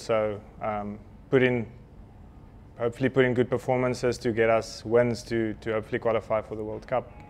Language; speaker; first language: English; non-native, local second language; Afrikaans